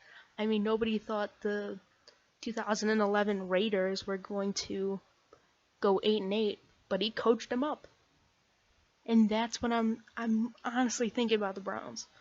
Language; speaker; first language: English; native; English